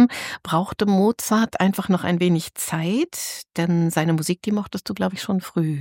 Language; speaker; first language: German; native; German